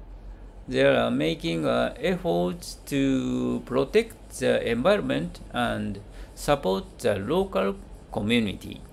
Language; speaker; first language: English; non-native, learner; Japanese